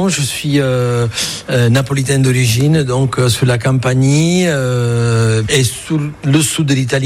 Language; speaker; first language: French; non-native, fluent; Italian